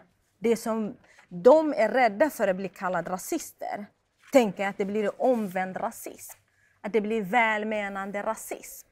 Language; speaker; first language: Swedish; non-native, fluent; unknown